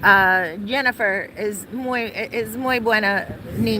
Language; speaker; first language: Spanish; non-native, learner; English